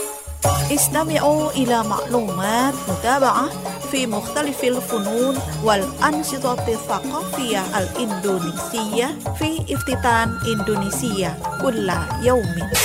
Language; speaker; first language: Arabic; non-native, fluent; Indonesian